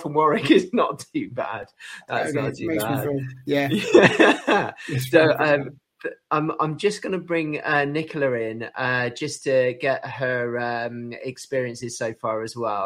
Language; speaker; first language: English; native; English